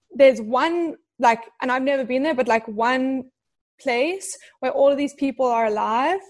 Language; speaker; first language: English; native; English